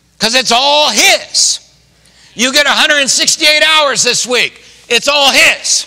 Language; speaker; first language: English; native; English